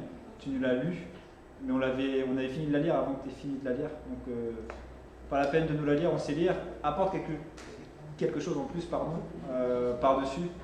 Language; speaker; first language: French; native; French